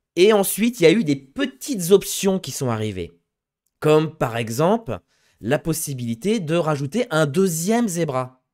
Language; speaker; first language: French; native; French